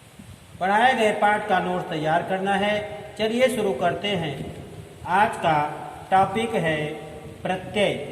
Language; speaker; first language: Hindi; native; Hindi